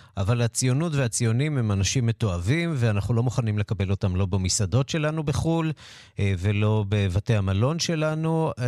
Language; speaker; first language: Hebrew; native; Hebrew